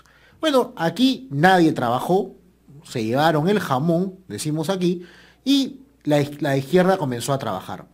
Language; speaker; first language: Spanish; native; Spanish